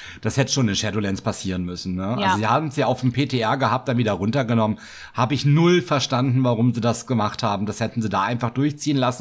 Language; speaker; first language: German; native; German